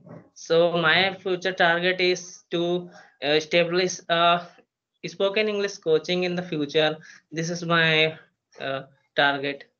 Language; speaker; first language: English; non-native, learner; Hindi